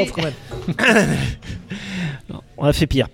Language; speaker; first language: French; native; French